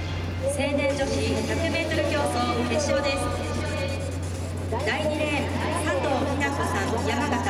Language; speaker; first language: Japanese; native; Japanese